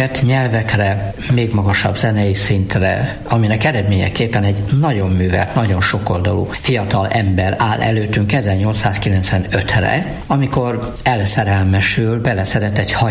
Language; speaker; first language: Hungarian; native; Hungarian